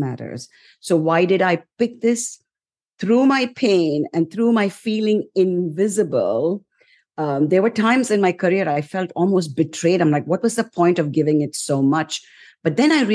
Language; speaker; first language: English; non-native, local second language; Tamil